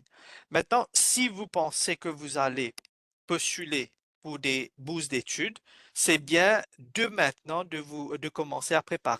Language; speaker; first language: French; non-native, fluent; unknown